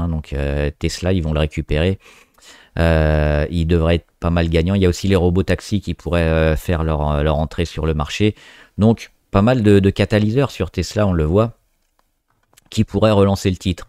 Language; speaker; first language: French; native; French